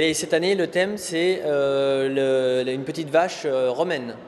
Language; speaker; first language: French; native; French